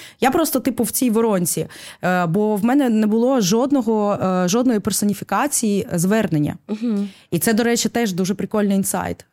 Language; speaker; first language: Ukrainian; native; Ukrainian